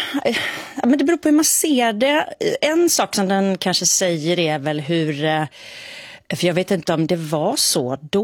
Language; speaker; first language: Swedish; native; Swedish